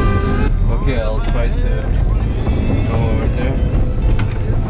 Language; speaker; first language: English; non-native, fluent; Lithuanian